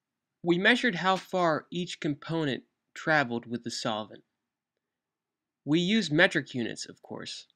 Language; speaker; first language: English; native; English